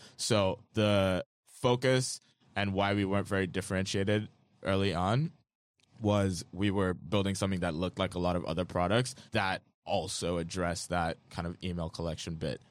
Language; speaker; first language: English; non-native, local second language; Yoruba